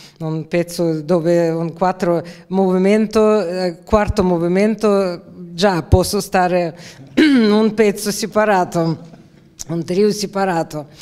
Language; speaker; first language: Italian; non-native, learner; Russian